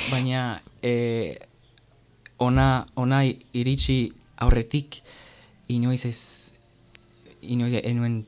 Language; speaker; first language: Basque; non-native, learner; French